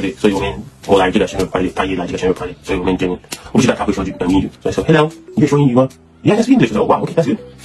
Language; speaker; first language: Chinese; non-native, learner; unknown